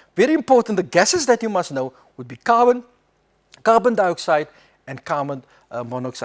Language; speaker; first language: English; non-native, local second language; Afrikaans